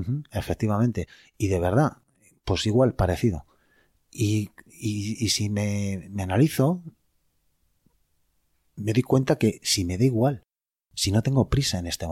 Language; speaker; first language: Spanish; native; Spanish